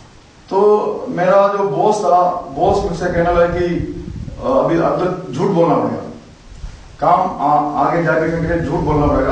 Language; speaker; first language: Hindi; non-native, local second language; Malayalam